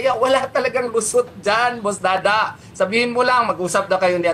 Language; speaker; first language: Filipino; native; Filipino